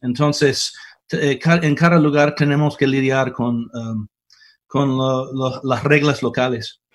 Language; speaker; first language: Spanish; non-native, fluent; English